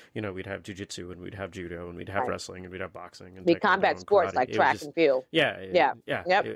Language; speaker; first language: English; native; English